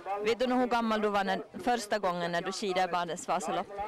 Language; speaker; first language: Swedish; native; Swedish